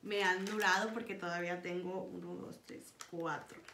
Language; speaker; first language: Spanish; early bilingual, heritage; Spanish